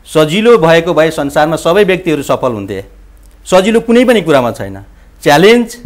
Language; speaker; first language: Nepali; native; Nepali